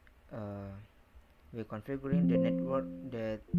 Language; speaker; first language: English; non-native, learner; Indonesian